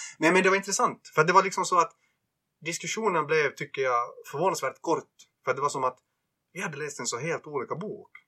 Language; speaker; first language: Swedish; native; Swedish